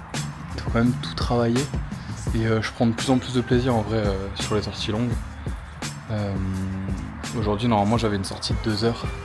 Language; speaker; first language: French; native; French